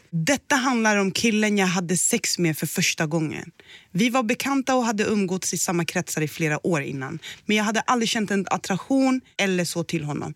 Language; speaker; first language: Swedish; early bilingual, other home language; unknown